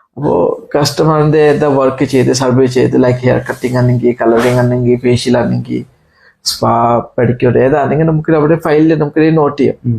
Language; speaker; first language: Malayalam; non-native, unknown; Assamese